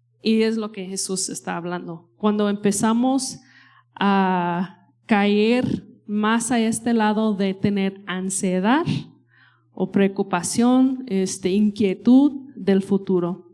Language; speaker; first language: Spanish; non-native, fluent; English